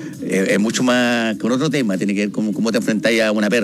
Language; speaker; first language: Spanish; native; Spanish